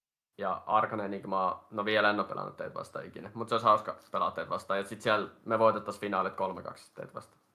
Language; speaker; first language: Finnish; native; Finnish